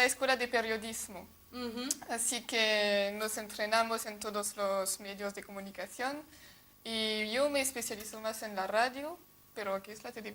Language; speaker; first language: Spanish; non-native, fluent; French